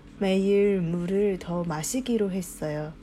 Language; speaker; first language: Korean; non-native, fluent; Chinese